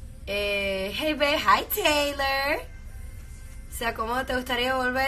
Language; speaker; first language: Spanish; native; Spanish